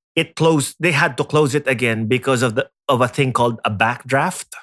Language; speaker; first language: English; non-native, local second language; Filipino